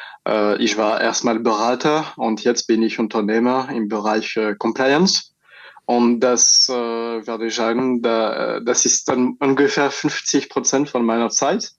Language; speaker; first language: German; non-native, fluent; French